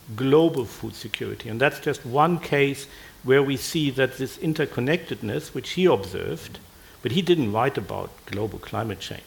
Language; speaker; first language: English; non-native, fluent; German